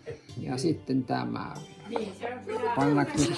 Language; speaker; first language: Finnish; native; Finnish